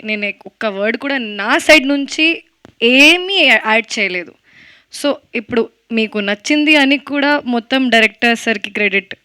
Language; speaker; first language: Telugu; non-native, fluent; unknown